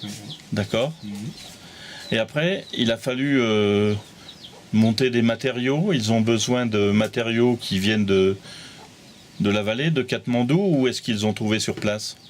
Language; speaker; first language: French; native; French